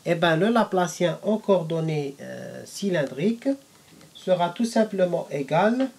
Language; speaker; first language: French; non-native, local second language; Arabic